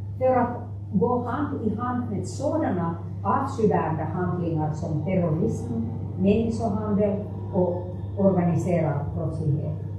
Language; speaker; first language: Swedish; non-native, local second language; Finnish